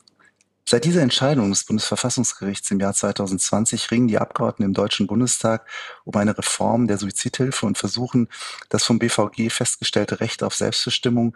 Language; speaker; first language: German; native; German